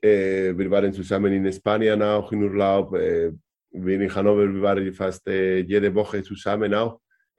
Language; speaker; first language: German; non-native, learner; Spanish